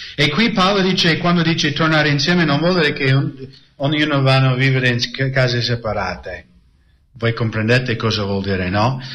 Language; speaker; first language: Italian; non-native, fluent; English